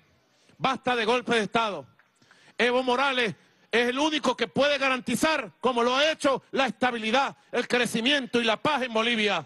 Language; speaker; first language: Spanish; native; Spanish